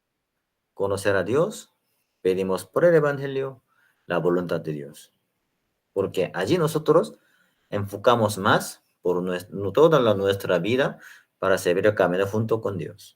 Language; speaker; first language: Spanish; non-native, learner; Korean